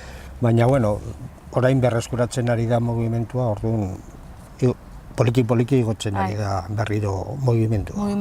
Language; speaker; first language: Basque; non-native, local second language; Spanish